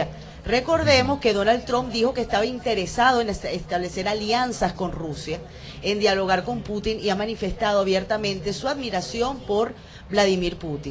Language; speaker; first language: Spanish; native; Spanish